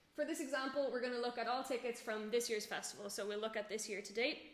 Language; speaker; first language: English; native; English